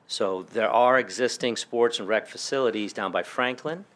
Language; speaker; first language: English; early bilingual, other home language; Spanish